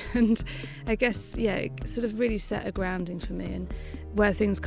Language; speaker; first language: English; native; English